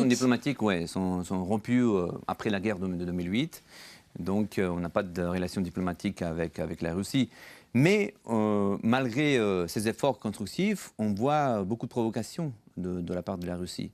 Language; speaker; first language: French; non-native, fluent; Georgian